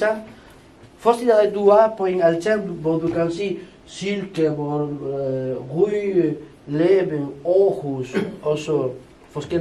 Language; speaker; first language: Danish; non-native, fluent; Spanish